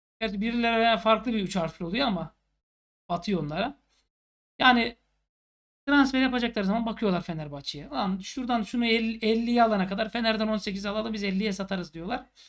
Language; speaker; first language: Turkish; native; Turkish